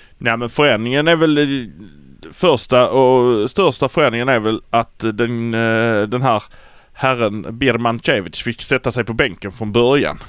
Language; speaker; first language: Swedish; native; Swedish